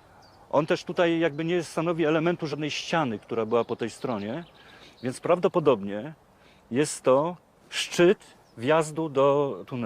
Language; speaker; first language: Polish; native; Polish